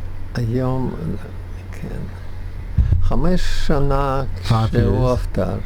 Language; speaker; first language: Hebrew; non-native, learner; Russian